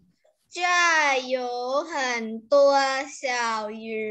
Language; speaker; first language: Chinese; non-native, learner; Thai